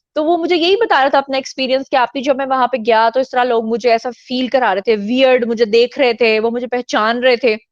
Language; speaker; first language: Urdu; native; Urdu